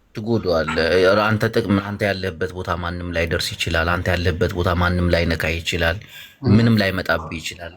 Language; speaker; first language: Amharic; non-native, local second language; Tigrinya